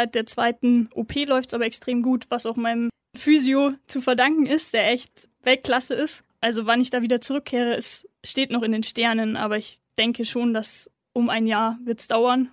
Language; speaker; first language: German; native; German